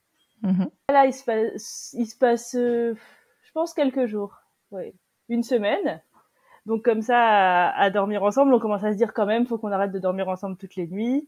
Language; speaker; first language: French; native; French